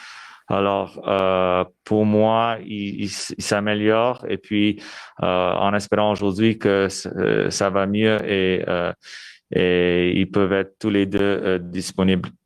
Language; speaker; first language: French; non-native, local second language; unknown